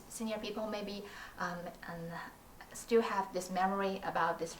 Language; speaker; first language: English; non-native, learner; Chinese